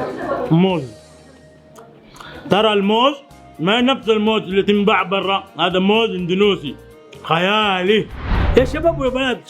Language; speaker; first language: Arabic; native; Arabic